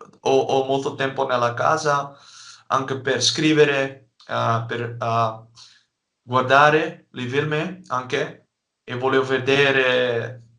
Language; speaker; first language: Italian; non-native, learner; Dutch